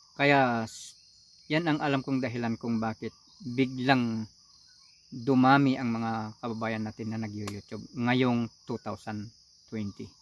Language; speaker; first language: Filipino; non-native, local second language; Iloko